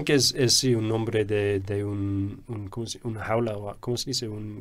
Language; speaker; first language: Spanish; non-native, fluent; English